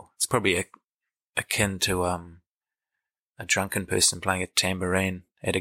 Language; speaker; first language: English; native; English